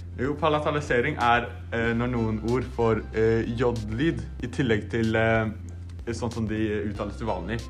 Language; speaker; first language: Norwegian; native; Norwegian